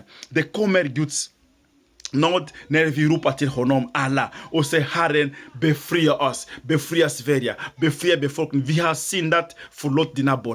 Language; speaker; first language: Swedish; non-native, fluent; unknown